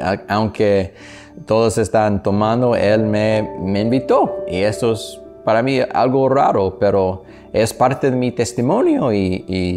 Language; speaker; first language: Spanish; non-native, learner; English